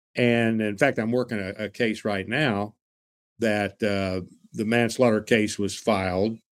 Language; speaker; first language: English; native; English